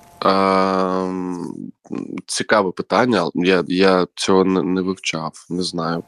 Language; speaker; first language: Ukrainian; non-native, local second language; Crimean Tatar